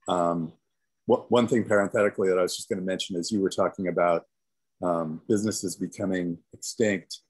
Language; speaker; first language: English; native; English